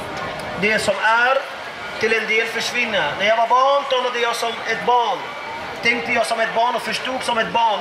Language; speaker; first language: Swedish; non-native, fluent; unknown